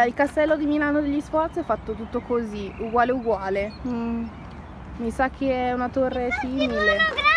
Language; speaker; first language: Italian; native; Italian